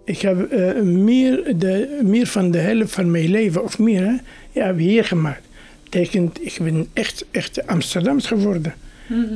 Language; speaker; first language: Dutch; non-native, fluent; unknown